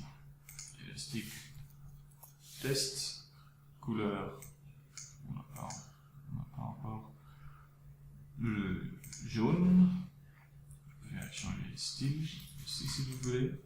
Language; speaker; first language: French; non-native, local second language; Dutch